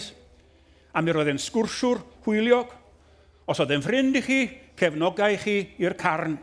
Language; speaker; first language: Welsh; native; Welsh